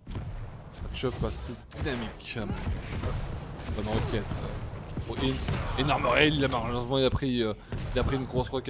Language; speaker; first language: French; native; French